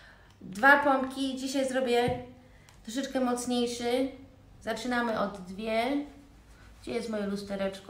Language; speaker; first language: Polish; early bilingual, heritage; Polish